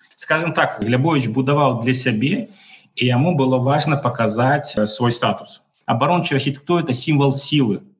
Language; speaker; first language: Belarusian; non-native, local second language; Russian